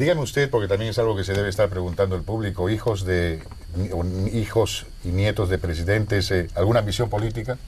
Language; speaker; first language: Spanish; native; Spanish